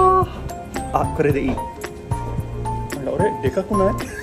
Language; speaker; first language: Japanese; non-native, fluent; Indonesian